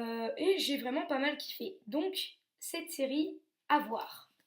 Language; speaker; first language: French; native; French